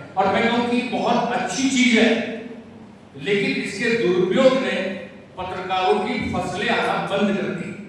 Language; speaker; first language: Hindi; native; Hindi